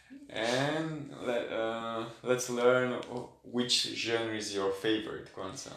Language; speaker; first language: English; non-native, fluent; Georgian